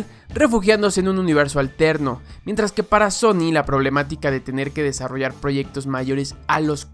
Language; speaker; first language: Spanish; native; Spanish